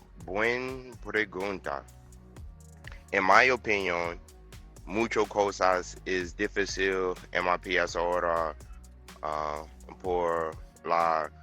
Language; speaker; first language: Spanish; non-native, learner; English